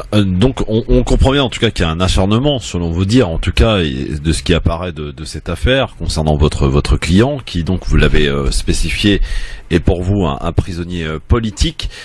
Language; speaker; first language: French; native; French